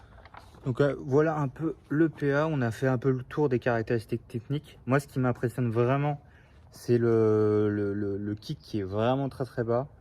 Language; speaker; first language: French; native; French